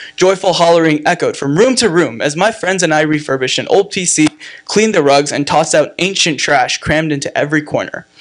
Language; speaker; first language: English; native; English